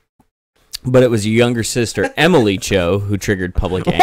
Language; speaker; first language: English; native; English